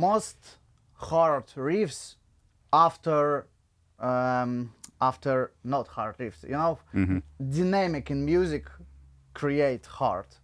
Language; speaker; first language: English; non-native, learner; Russian